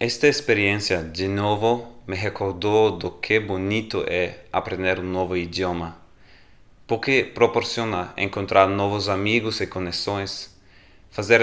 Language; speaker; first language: Portuguese; non-native, learner; German